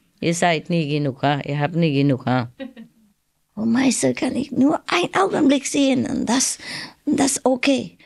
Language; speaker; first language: German; non-native, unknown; Vietnamese